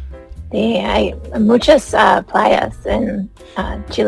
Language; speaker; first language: Spanish; non-native, learner; English